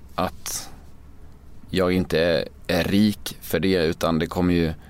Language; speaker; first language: Swedish; native; Swedish